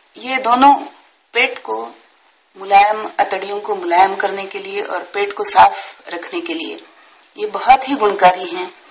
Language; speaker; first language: Hindi; non-native, local second language; Marathi